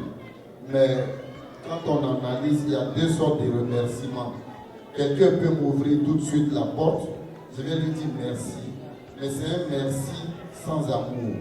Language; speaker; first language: French; non-native, local second language; Dyula